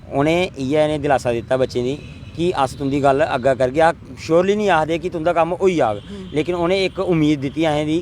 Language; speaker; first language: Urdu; non-native, local second language; Dogri